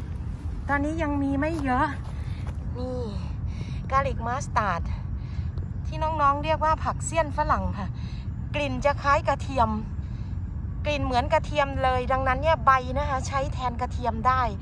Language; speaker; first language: Thai; native; Thai